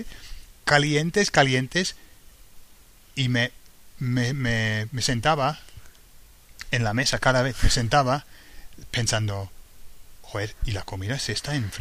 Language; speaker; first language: Spanish; non-native, fluent; English